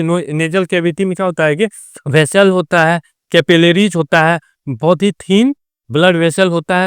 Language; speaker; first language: Hindi; native; Hindi